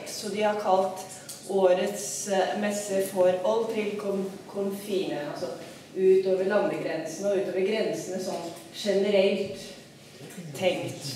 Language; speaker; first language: Norwegian; non-native, fluent; Italian